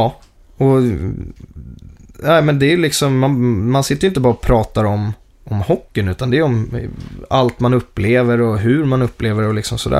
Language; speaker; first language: Swedish; native; Swedish